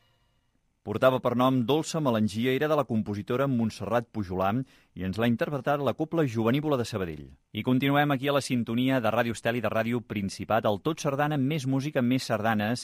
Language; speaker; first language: Catalan; native; Catalan